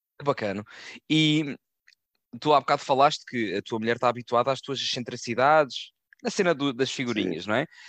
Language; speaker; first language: Portuguese; native; Portuguese